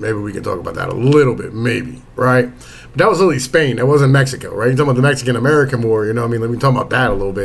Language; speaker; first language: English; native; English